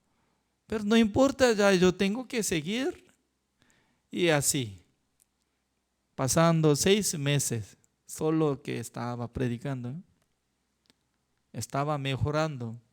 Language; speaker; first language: Spanish; non-native, learner; Korean